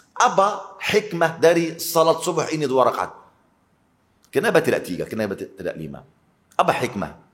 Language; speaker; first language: Malay; non-native, fluent; Arabic